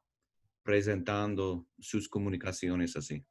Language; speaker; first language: Spanish; non-native, learner; English